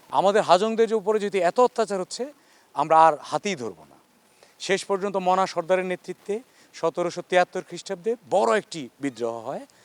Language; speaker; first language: Bangla; non-native, local second language; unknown